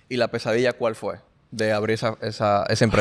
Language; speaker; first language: Spanish; native; Spanish